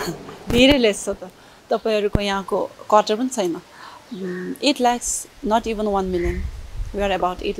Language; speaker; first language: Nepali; non-native, fluent; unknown